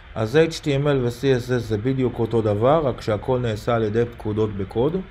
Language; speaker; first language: Hebrew; native; Hebrew